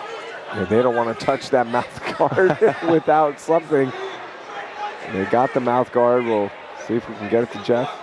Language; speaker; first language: English; native; English